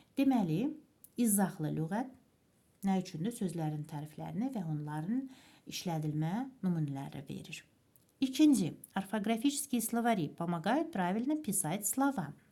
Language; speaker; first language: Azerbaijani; native; Azerbaijani